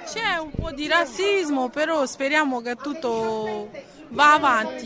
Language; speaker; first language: Italian; non-native, fluent; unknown